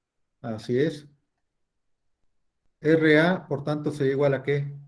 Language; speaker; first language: Spanish; native; Spanish